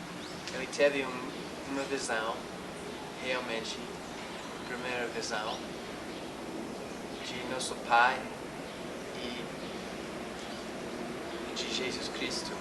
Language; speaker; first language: Portuguese; non-native, learner; English